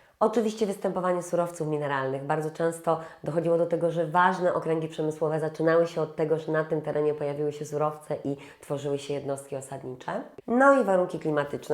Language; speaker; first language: Polish; native; Polish